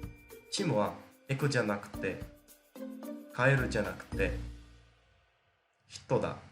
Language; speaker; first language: Japanese; non-native, learner; Portuguese